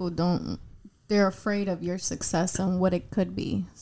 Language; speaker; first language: English; non-native, fluent; Spanish